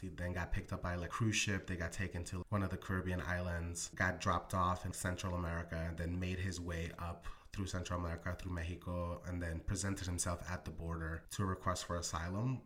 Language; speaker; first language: English; early bilingual, other home language; Spanish